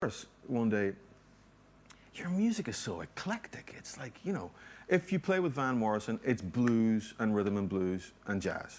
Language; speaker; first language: English; native; English